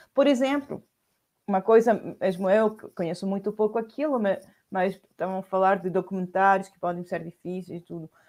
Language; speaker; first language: Portuguese; non-native, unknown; Spanish